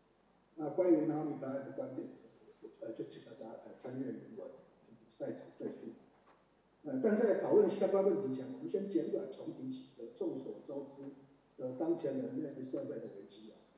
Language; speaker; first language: Chinese; native; Chinese